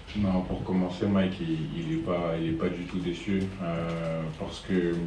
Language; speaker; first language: French; native; French